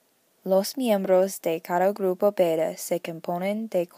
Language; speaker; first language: Spanish; non-native, learner; English